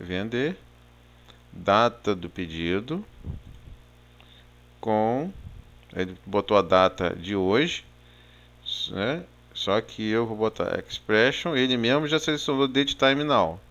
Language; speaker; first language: Portuguese; native; Portuguese